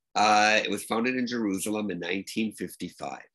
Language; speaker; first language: English; native; English